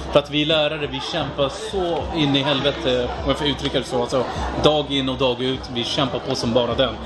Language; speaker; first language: Swedish; non-native, fluent; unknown